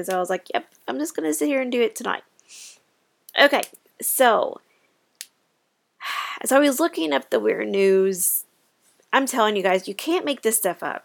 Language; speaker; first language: English; native; English